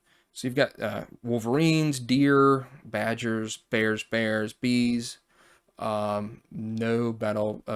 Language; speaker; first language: English; native; English